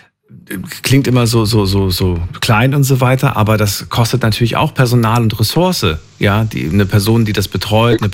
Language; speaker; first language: German; native; German